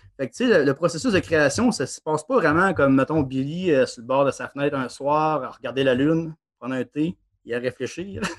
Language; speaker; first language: French; native; French